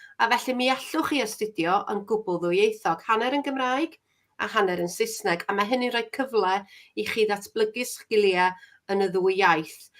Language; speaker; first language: Welsh; native; Welsh